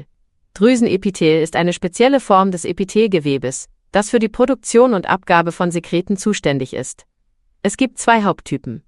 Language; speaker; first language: German; native; German